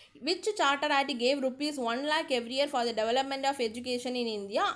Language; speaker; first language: English; non-native, local second language; Tamil